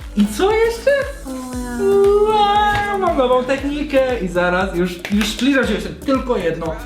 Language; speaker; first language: Polish; non-native, fluent; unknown